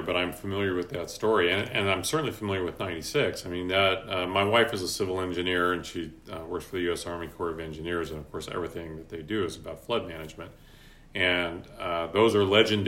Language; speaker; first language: English; native; English